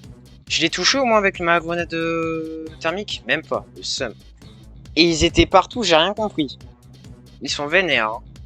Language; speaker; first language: French; native; French